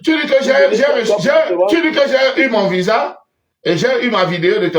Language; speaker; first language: French; native; French